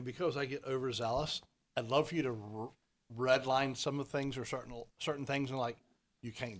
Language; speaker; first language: English; native; English